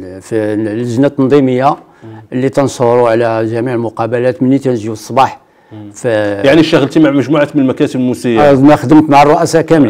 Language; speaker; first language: Arabic; native; Arabic